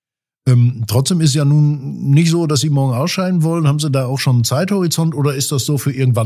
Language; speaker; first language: German; native; German